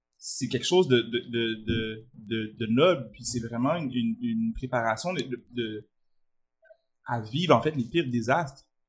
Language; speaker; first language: French; native; French